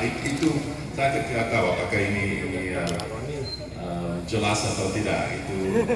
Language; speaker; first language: Indonesian; non-native, fluent; English